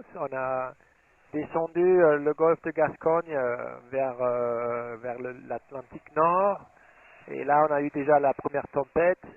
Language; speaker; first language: French; non-native, fluent; German